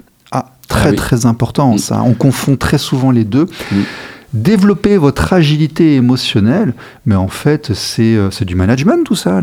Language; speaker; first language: French; native; French